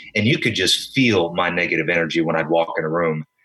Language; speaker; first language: English; native; English